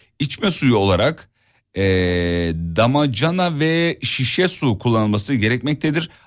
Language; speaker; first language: Turkish; native; Turkish